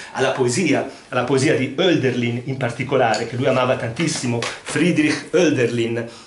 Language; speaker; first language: Italian; non-native, fluent; Spanish